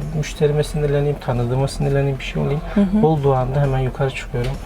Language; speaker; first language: Turkish; native; Turkish